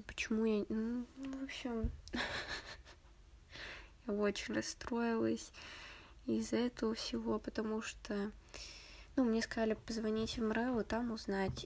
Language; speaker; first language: Russian; native; Russian